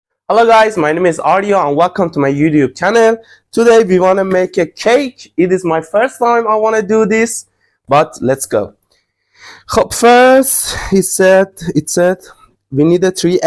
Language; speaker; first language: English; non-native, learner; Persian